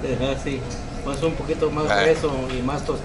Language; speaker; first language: Spanish; native; Spanish